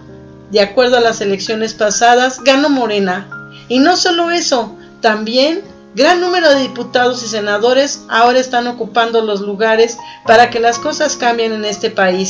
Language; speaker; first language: Spanish; native; Spanish